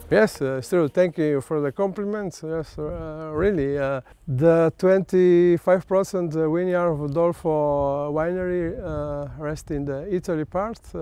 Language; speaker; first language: English; non-native, learner; Slovenian